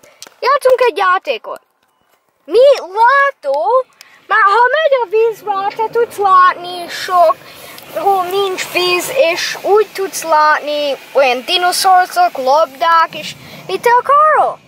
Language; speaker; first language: Hungarian; early bilingual, heritage; English